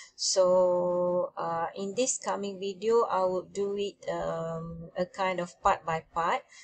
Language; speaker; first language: English; non-native, local second language; Malay